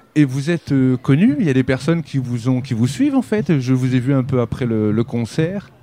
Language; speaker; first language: French; native; French